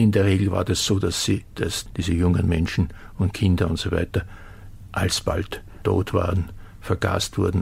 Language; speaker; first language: German; native; German